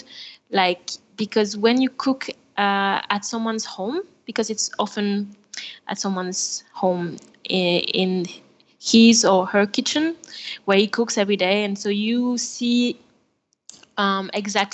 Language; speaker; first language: English; non-native, fluent; French